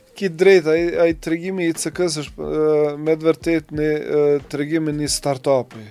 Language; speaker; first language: Albanian; native; Albanian